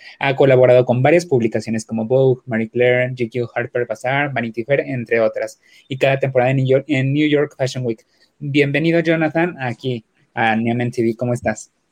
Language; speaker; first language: Spanish; native; Spanish